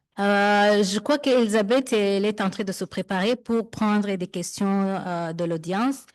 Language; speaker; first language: French; non-native, local second language; Kinyarwanda